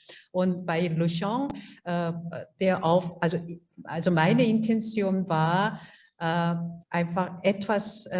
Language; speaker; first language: German; non-native, fluent; Korean